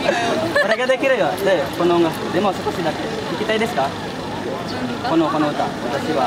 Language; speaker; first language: Japanese; non-native, learner; Indonesian